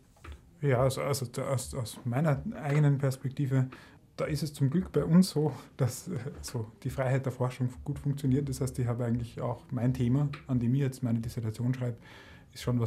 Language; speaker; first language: German; native; German